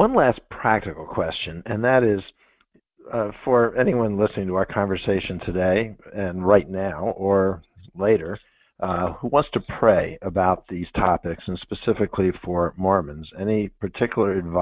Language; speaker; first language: English; native; English